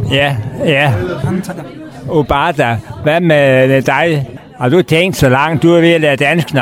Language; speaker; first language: Danish; native; Danish